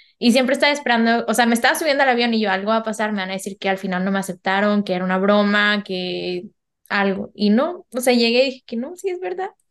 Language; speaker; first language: Spanish; native; Spanish